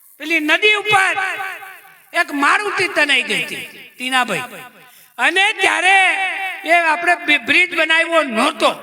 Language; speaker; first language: Gujarati; native; Gujarati